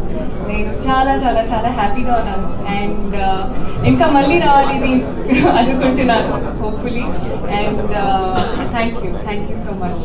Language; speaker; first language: Telugu; non-native, learner; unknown